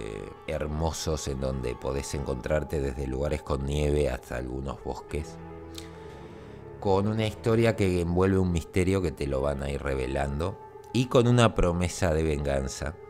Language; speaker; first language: Spanish; native; Spanish